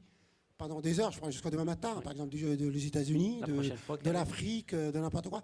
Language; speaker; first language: French; non-native, local second language; Arabic